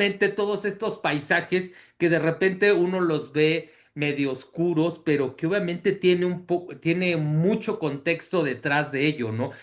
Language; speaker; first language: Spanish; native; Spanish